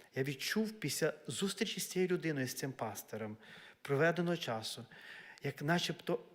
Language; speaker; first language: Ukrainian; native; Ukrainian